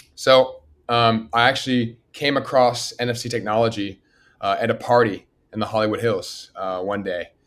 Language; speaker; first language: English; native; English